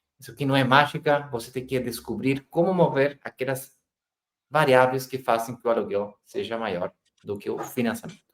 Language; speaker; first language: Portuguese; non-native, fluent; Spanish